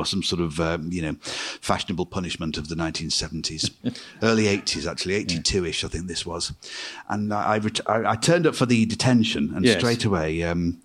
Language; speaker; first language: English; native; English